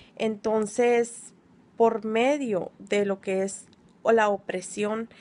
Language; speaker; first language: Spanish; native; Spanish